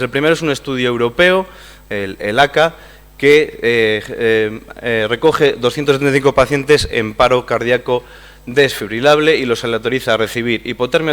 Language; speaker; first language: Spanish; native; Spanish